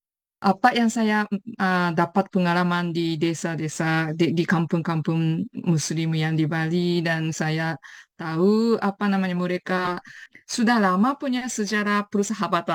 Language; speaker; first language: Indonesian; non-native, fluent; Japanese